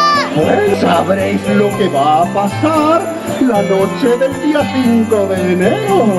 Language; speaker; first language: Spanish; native; Spanish